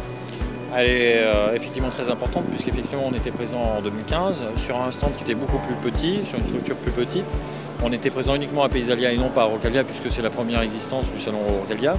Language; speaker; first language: French; native; French